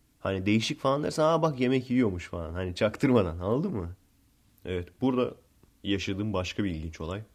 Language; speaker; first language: Turkish; early bilingual, heritage; Turkish